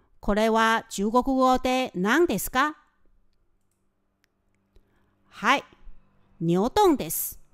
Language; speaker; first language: Japanese; non-native, fluent; Chinese